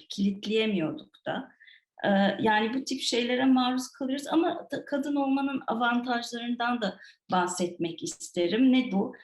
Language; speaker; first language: Turkish; non-native, fluent; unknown